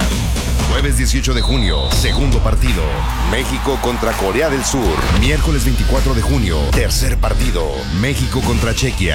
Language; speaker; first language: Spanish; native; Spanish